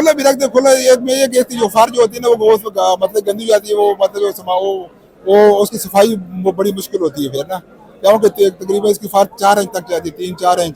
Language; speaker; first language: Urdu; non-native, local second language; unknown